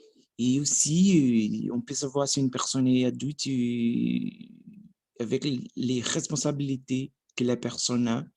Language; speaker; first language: French; non-native, learner; Portuguese